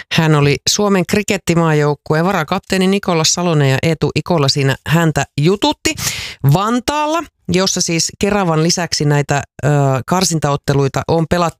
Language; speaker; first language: Finnish; native; Finnish